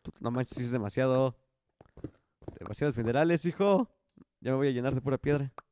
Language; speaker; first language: Spanish; native; Spanish